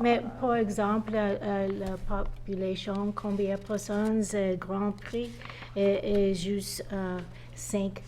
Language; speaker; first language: French; non-native, learner; English